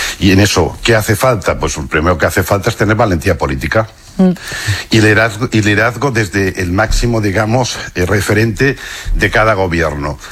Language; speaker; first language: Spanish; non-native, local second language; Catalan